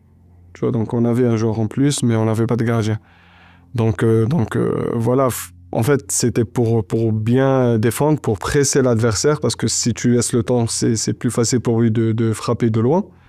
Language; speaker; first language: French; non-native, local second language; Arabic